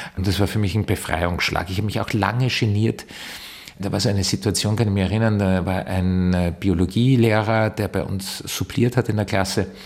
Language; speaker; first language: German; early bilingual, heritage; German